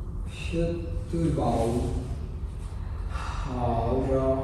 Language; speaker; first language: Vietnamese; non-native, fluent; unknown